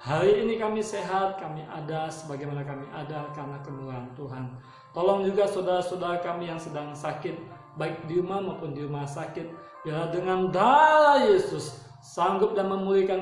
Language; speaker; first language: Indonesian; native; Indonesian